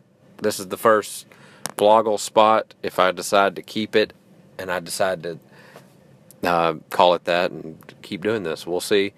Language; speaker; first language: English; native; English